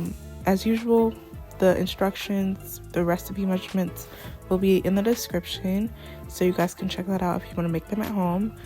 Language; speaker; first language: English; native; English